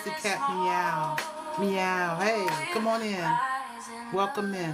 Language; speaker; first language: English; native; English